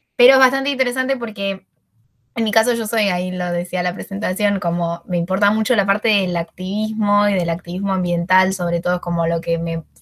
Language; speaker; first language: Spanish; native; Spanish